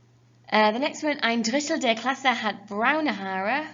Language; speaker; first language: German; non-native, fluent; English